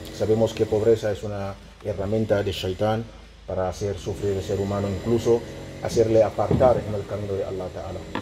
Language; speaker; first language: Spanish; non-native, fluent; Mandingo